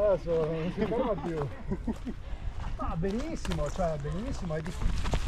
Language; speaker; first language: Italian; native; Italian